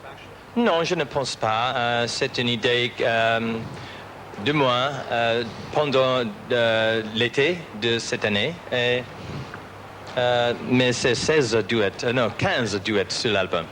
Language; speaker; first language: French; non-native, learner; English